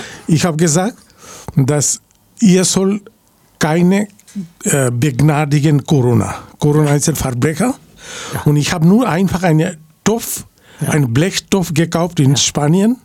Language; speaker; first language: German; non-native, fluent; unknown